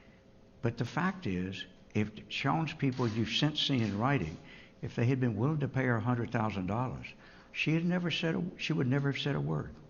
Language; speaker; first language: English; native; English